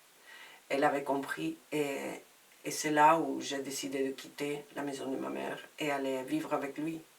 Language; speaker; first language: French; non-native, fluent; Spanish